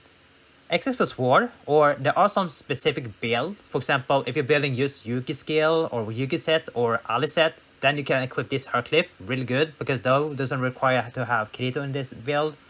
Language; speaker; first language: English; non-native, fluent; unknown